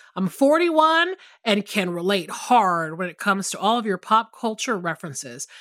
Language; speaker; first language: English; native; English